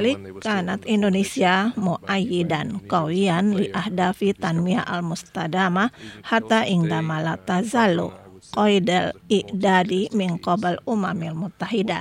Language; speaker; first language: Arabic; non-native, fluent; Indonesian